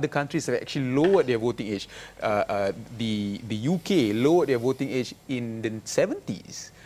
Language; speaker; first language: English; non-native, local second language; Malay